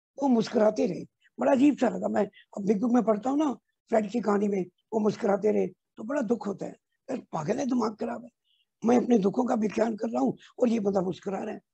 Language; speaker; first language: Hindi; non-native, local second language; Punjabi